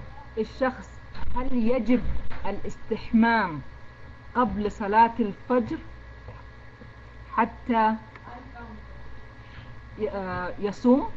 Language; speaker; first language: Arabic; non-native, fluent; Amharic